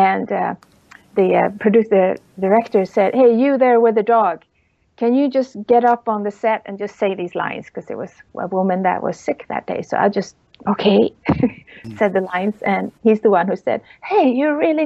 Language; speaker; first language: English; non-native, fluent; Swedish